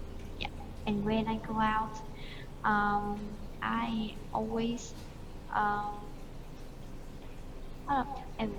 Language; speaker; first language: English; non-native, learner; Vietnamese